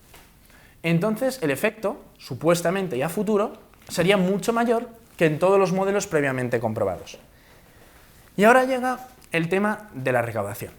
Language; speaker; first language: Spanish; native; Spanish